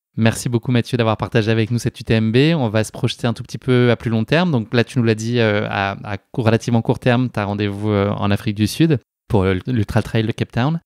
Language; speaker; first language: French; native; French